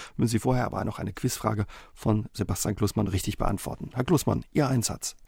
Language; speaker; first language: German; native; German